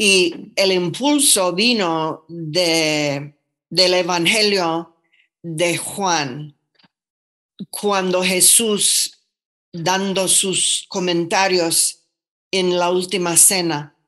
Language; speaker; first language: Spanish; non-native, fluent; English